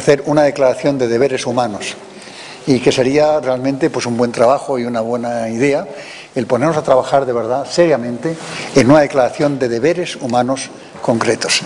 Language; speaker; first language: Spanish; native; Spanish